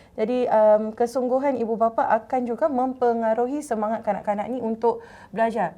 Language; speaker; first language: Malay; native; Malay